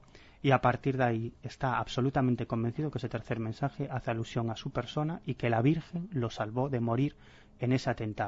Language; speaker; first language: Spanish; native; Spanish